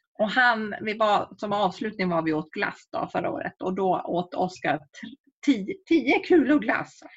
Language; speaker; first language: Swedish; native; Swedish